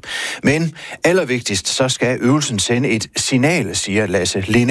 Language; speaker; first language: Danish; native; Danish